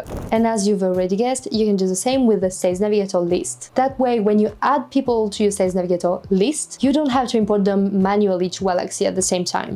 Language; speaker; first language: English; non-native, fluent; French